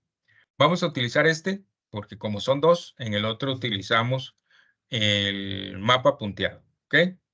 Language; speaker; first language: Spanish; native; Spanish